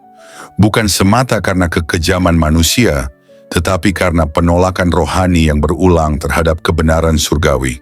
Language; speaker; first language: Indonesian; native; Indonesian